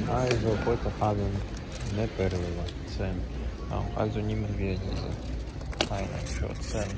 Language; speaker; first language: German; non-native, learner; Czech